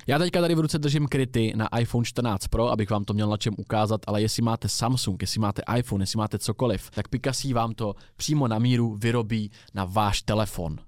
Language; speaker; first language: Czech; native; Czech